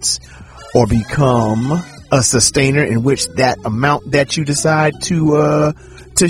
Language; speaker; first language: English; native; English